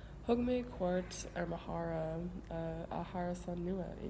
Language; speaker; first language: Irish; non-native, learner; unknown